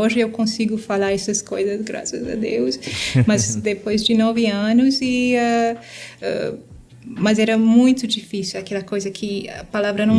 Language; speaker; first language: Portuguese; non-native, fluent; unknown